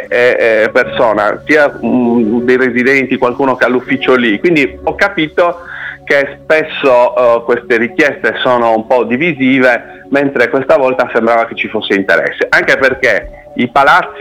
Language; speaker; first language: Italian; native; Italian